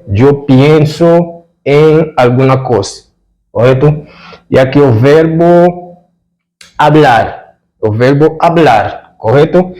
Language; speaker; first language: Portuguese; non-native, fluent; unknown